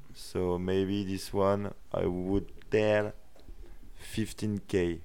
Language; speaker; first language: English; non-native, fluent; French